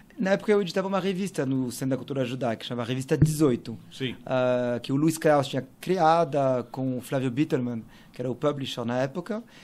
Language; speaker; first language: Portuguese; non-native, fluent; French